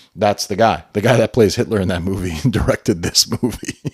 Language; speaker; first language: English; native; English